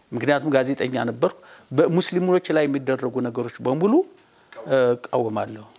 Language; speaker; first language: Amharic; native; Amharic